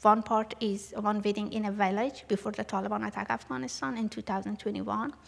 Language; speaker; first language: English; non-native, learner; Persian